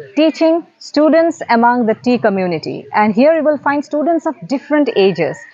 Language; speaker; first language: English; non-native, local second language; Assamese